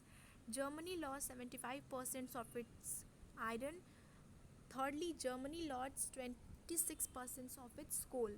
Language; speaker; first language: English; non-native, local second language; Hindi